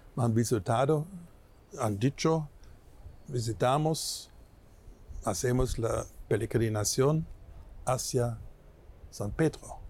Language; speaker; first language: Spanish; non-native, fluent; German